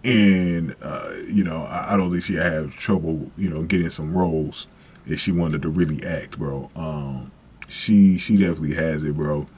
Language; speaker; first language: English; native; English